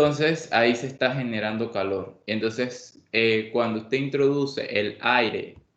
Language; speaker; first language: Spanish; native; Spanish